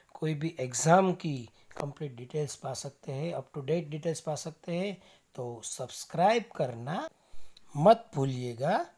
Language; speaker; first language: Hindi; non-native, local second language; Gujarati